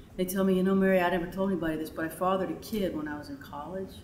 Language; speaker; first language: English; native; English